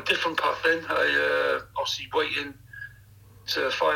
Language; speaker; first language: English; native; English